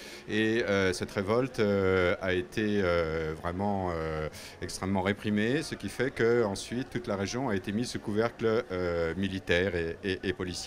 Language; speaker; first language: French; native; French